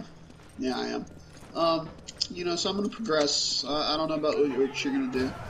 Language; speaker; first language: English; native; English